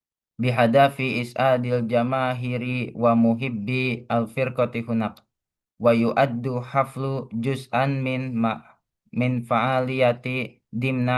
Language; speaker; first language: Arabic; non-native, learner; Indonesian